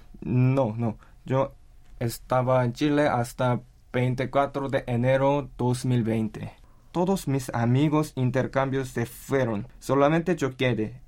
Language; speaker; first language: Spanish; non-native, learner; Korean